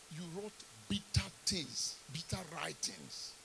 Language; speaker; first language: English; non-native, local second language; Yoruba